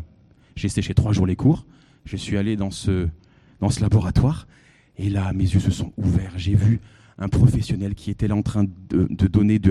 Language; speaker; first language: French; native; French